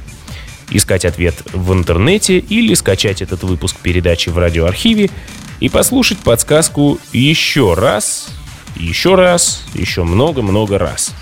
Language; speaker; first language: Russian; native; Russian